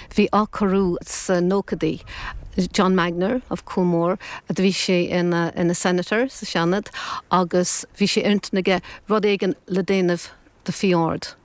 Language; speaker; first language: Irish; non-native, local second language; English